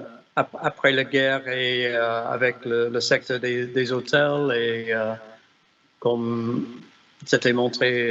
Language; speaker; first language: French; non-native, fluent; English